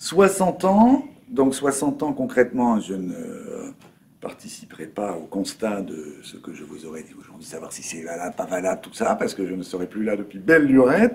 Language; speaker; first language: French; native; French